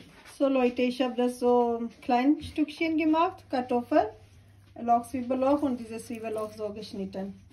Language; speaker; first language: German; non-native, learner; Urdu